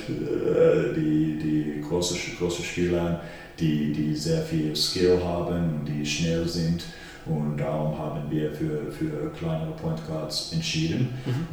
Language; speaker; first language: German; non-native, fluent; Finnish